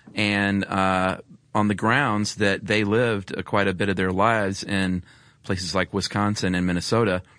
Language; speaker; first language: English; native; English